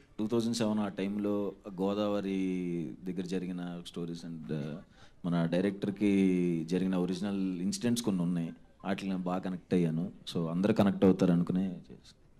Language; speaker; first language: Telugu; native; Telugu